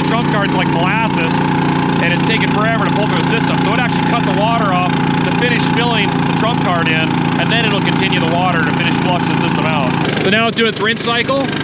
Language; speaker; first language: English; native; English